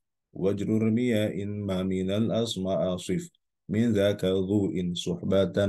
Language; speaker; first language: Arabic; non-native, fluent; Indonesian